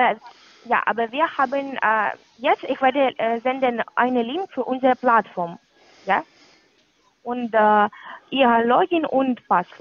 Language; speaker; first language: German; non-native, learner; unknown